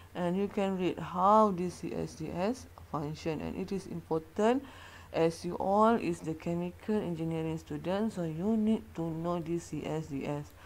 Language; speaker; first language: English; non-native, local second language; Malay